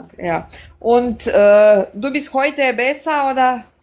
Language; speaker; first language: German; non-native, learner; Serbian